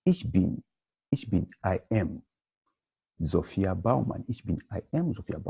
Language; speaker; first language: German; non-native, learner; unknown